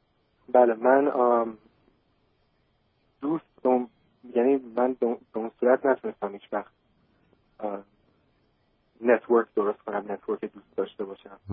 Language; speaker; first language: Persian; early bilingual, heritage; Persian